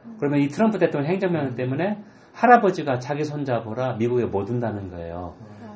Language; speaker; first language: Korean; native; Korean